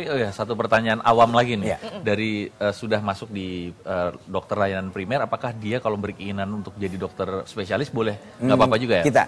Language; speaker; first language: Indonesian; native; Indonesian